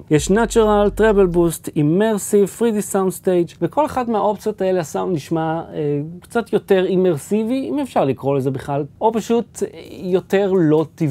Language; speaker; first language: Hebrew; native; Hebrew